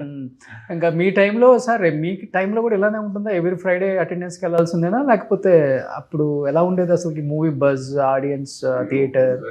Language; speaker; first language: Telugu; native; Telugu